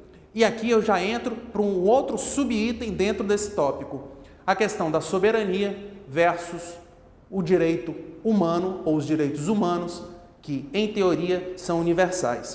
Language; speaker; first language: Portuguese; native; Portuguese